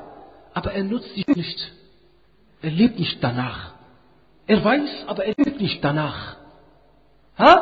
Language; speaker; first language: German; non-native, fluent; Arabic